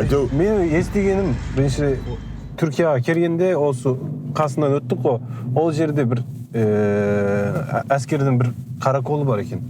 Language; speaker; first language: Kazakh; early bilingual, heritage; Kazakh